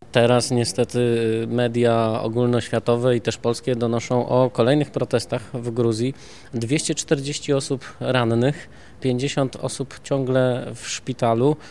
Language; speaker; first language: Polish; native; Polish